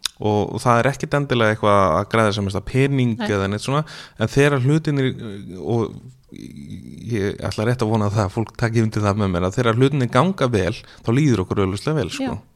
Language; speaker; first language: Icelandic; native; Icelandic